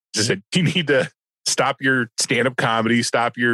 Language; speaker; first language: English; native; English